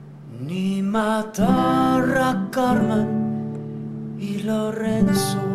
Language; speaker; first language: Spanish; non-native, learner; English